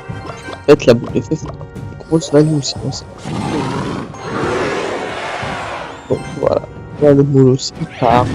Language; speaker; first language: French; native; French